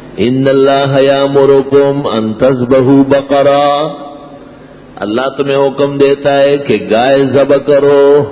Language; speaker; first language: Urdu; non-native, local second language; Pashto